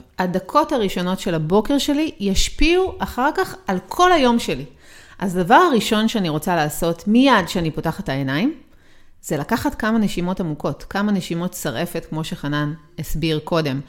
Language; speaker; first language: Hebrew; native; Hebrew